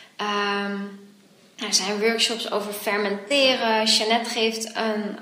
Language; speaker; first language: Dutch; native; Dutch